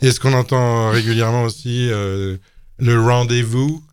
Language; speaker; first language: French; native; French